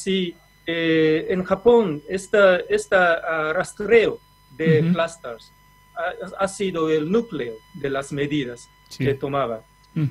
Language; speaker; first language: Spanish; non-native, fluent; Japanese